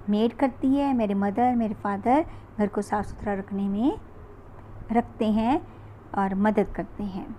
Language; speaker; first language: Hindi; native; Hindi